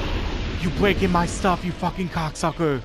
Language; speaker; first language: English; native; English